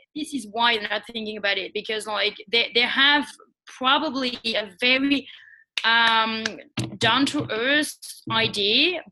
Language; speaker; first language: English; non-native, fluent; French